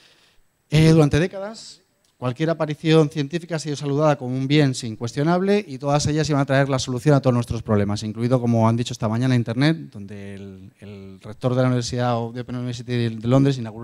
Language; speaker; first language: Spanish; native; Spanish